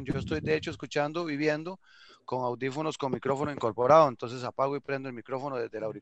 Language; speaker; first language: Spanish; native; Spanish